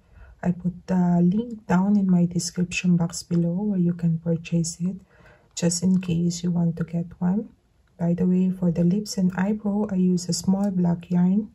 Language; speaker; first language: English; non-native, fluent; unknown